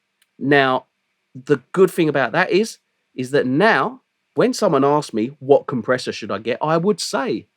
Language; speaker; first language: English; native; English